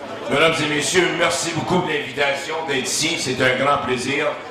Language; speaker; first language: French; native; French